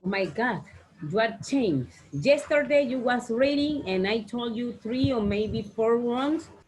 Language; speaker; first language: English; non-native, learner; Spanish